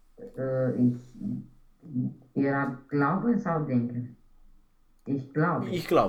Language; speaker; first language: German; non-native, learner; Romanian